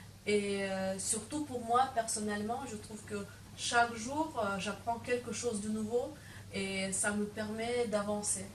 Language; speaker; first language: French; non-native, fluent; Lithuanian